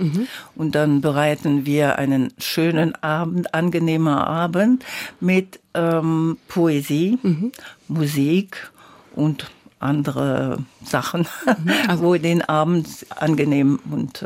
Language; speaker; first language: German; non-native, fluent; French